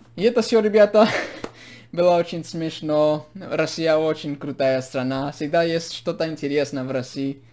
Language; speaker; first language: Russian; non-native, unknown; English